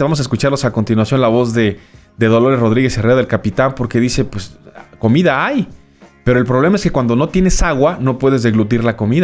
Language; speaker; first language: Spanish; native; Spanish